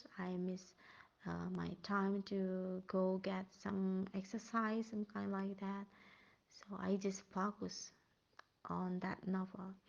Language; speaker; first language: English; non-native, learner; Indonesian